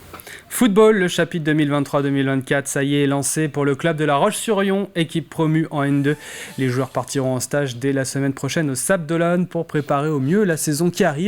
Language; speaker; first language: French; native; French